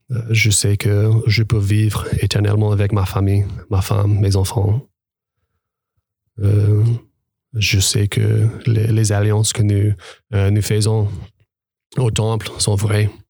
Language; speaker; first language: French; non-native, fluent; English